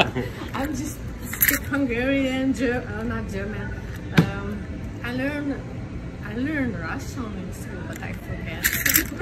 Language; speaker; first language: English; non-native, learner; Hungarian